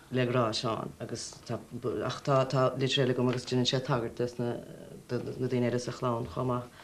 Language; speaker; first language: Irish; native; Irish